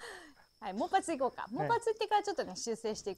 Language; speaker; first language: Japanese; native; Japanese